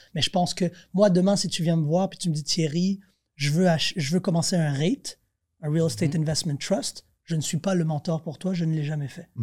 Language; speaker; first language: French; native; French